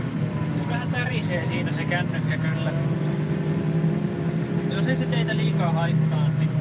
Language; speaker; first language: Finnish; native; Finnish